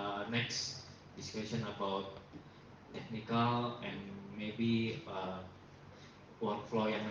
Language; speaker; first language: English; non-native, learner; Indonesian